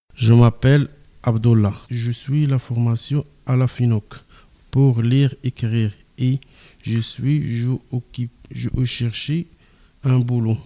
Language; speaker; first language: French; non-native, learner; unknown